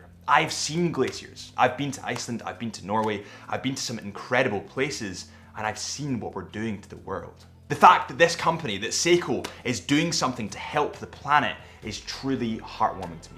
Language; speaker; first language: English; native; English